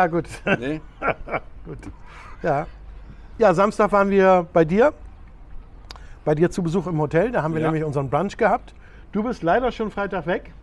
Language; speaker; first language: German; native; German